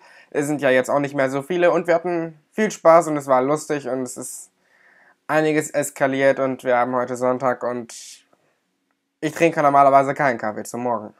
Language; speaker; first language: German; native; German